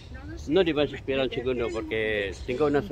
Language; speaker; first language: Spanish; non-native, learner; Filipino